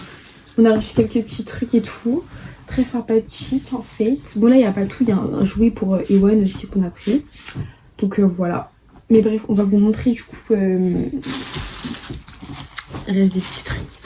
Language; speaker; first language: French; native; French